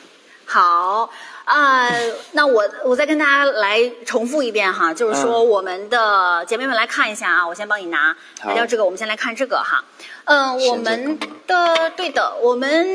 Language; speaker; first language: Chinese; native; Chinese